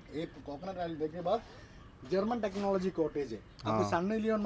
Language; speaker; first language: Hindi; non-native, local second language; Malayalam